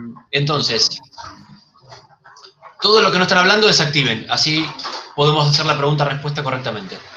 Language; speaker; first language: Spanish; native; Spanish